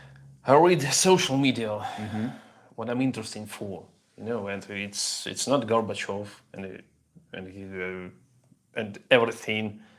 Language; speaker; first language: English; non-native, learner; Russian